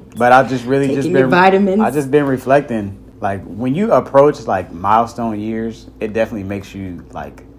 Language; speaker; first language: English; native; English